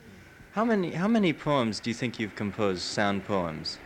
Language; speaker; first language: English; native; English